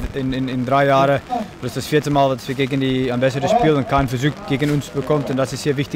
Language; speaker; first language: German; non-native, fluent; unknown